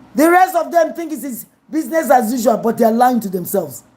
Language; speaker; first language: English; non-native, local second language; Yoruba